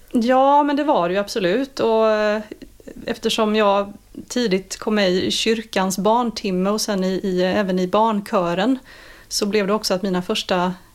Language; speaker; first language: Swedish; native; Swedish